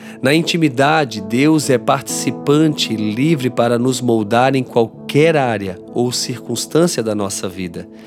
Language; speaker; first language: Portuguese; native; Portuguese